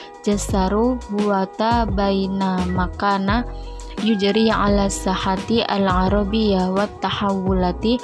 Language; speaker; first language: Arabic; non-native, learner; Indonesian